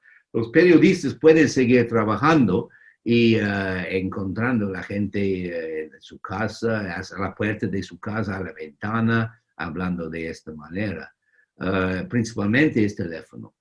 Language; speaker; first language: Spanish; non-native, fluent; English